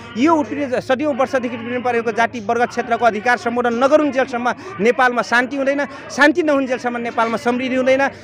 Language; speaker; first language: Nepali; non-native, local second language; Dangaura Tharu